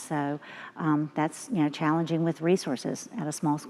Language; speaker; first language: English; native; English